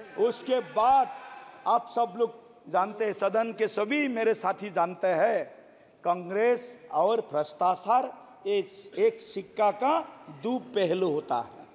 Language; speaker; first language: Hindi; non-native, local second language; Assamese